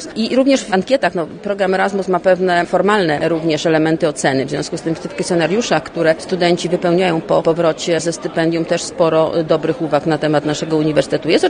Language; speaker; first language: Polish; native; Polish